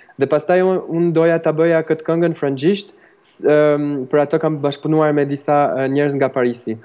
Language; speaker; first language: Albanian; early bilingual, heritage; Albanian